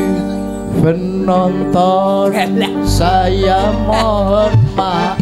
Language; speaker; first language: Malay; non-native, local second language; Javanese